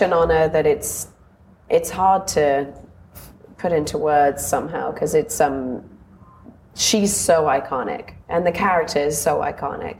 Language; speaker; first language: English; native; English